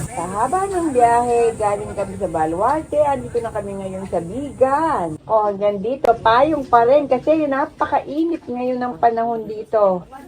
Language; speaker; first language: Filipino; native; Filipino